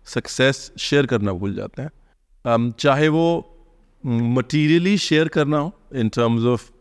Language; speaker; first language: Hindi; native; Hindi